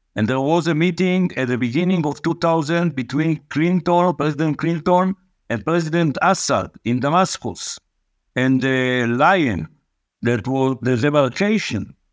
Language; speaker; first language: English; non-native, fluent; Hebrew